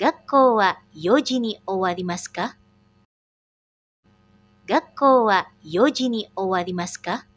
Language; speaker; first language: Japanese; non-native, fluent; Indonesian